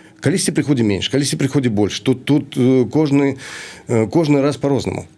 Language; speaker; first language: Belarusian; native; Belarusian